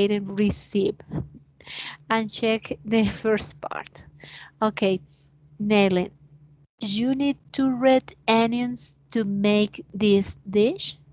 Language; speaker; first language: English; non-native, learner; Spanish